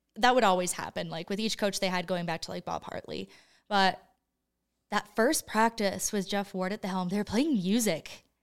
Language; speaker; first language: English; native; English